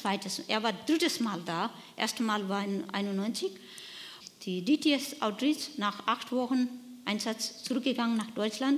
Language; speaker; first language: German; non-native, learner; Nepali